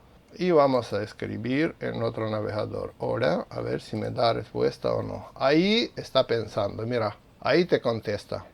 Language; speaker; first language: Spanish; non-native, fluent; Russian